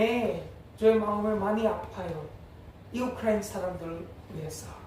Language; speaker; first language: Korean; non-native, learner; English